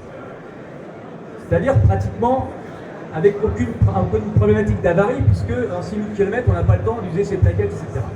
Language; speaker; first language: French; native; French